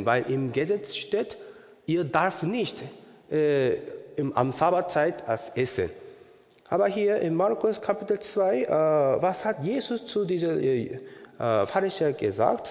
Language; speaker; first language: German; non-native, learner; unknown